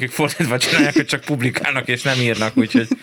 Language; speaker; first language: Hungarian; native; Hungarian